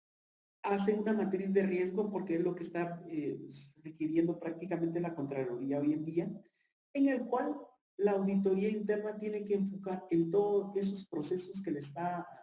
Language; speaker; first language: Spanish; native; Spanish